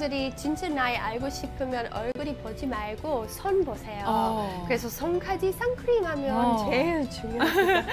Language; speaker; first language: Korean; non-native, fluent; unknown